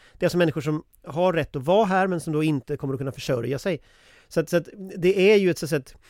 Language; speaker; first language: Swedish; native; Swedish